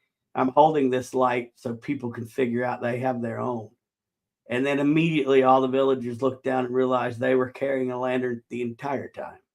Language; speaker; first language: English; native; English